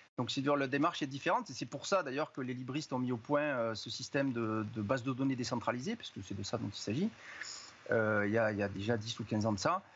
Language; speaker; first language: French; native; French